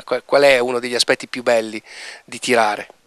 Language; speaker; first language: Italian; native; Italian